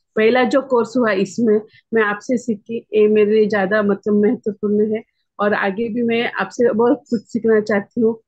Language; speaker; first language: Hindi; non-native, local second language; Marathi